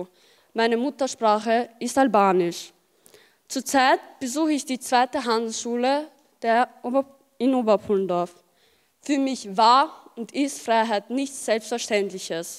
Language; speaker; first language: German; early bilingual, other home language; Albanian